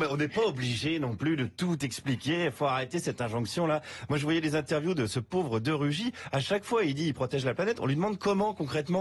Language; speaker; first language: French; native; French